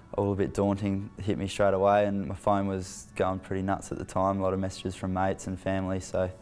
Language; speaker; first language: English; native; English